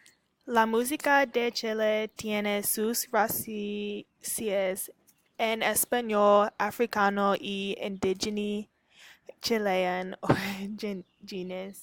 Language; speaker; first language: Spanish; non-native, learner; English